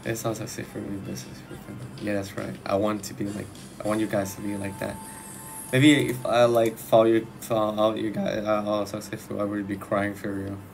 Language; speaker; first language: English; non-native, learner; Thai